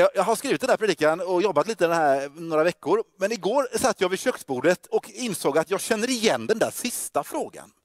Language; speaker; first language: Swedish; native; Swedish